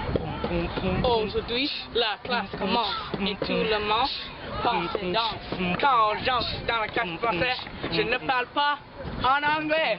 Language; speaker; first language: French; non-native, learner; English